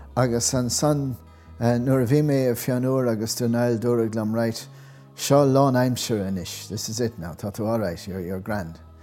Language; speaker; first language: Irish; non-native, local second language; English